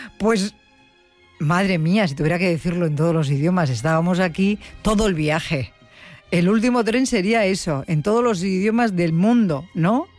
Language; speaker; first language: Spanish; native; Spanish